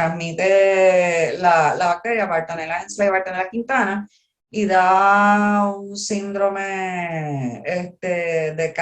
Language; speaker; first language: Spanish; native; Spanish